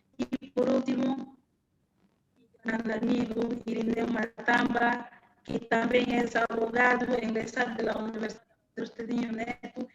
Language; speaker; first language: Spanish; non-native, fluent; Portuguese